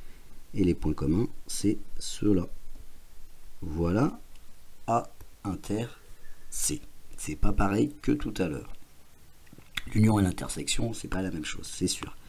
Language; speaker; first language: French; native; French